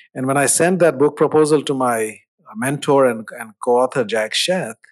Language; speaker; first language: English; non-native, local second language; Hindi